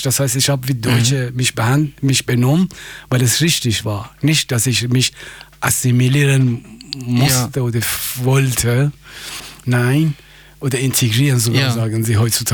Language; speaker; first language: German; non-native, fluent; Persian